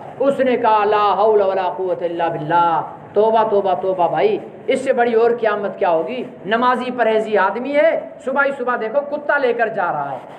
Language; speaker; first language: Urdu; non-native, local second language; Sindhi